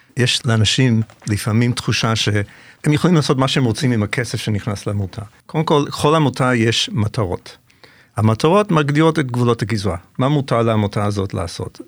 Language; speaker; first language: Hebrew; non-native, fluent; English